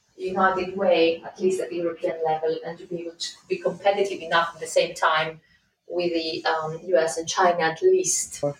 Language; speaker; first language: English; non-native, fluent; Greek